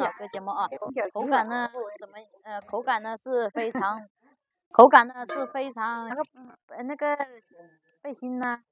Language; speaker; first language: Chinese; native; Chinese